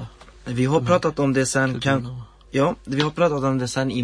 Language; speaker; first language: Swedish; non-native, learner; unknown